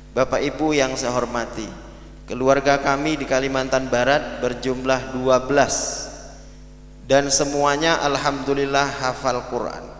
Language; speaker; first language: Indonesian; non-native, local second language; Madurese